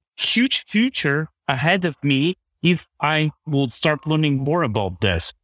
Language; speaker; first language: English; non-native, fluent; Bulgarian